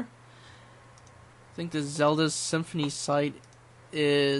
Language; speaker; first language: English; native; English